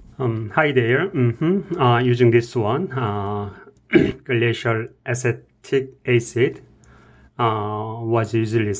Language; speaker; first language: English; non-native, learner; Korean